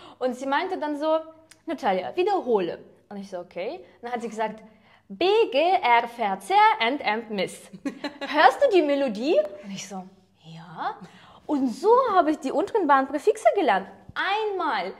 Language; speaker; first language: German; non-native, fluent; Ukrainian